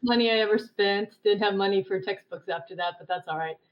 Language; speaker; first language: English; native; English